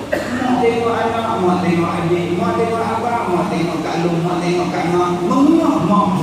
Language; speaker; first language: Malay; native; Malay